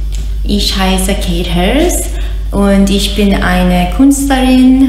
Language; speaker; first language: German; non-native, learner; English